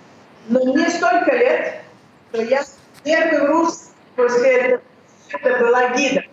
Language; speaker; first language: Russian; early bilingual, heritage; Russian